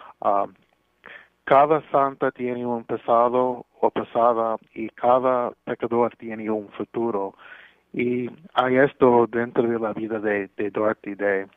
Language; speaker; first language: Spanish; non-native, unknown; English